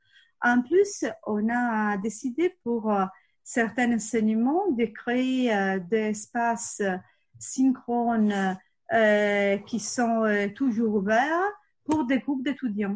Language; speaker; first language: French; non-native, fluent; Italian